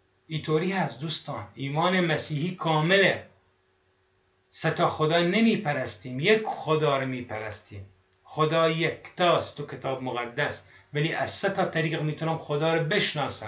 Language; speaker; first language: Persian; non-native, fluent; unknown